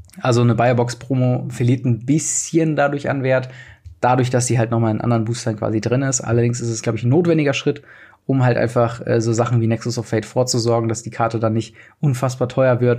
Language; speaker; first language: German; native; German